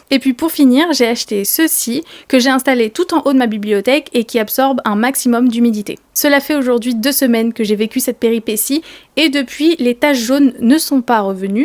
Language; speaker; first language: French; native; French